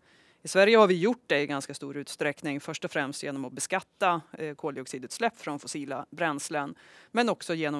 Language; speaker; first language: Swedish; native; Swedish